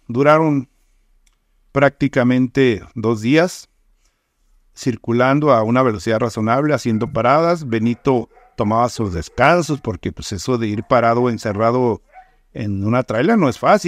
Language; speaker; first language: Spanish; native; Spanish